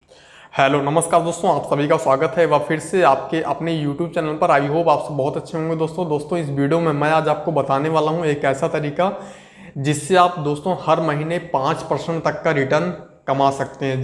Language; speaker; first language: Hindi; native; Hindi